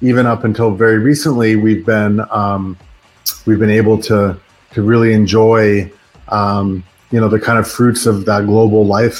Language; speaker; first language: English; native; English